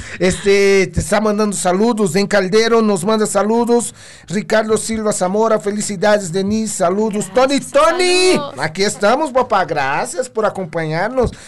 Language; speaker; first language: Spanish; non-native, fluent; Portuguese